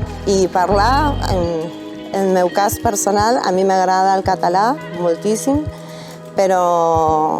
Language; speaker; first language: Catalan; non-native, learner; Spanish